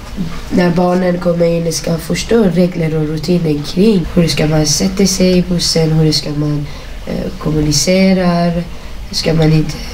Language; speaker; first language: Swedish; non-native, fluent; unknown